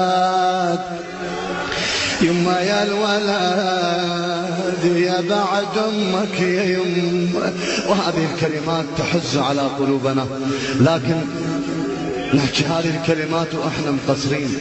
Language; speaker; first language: Arabic; native; Arabic